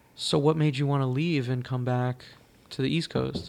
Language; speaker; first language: English; native; English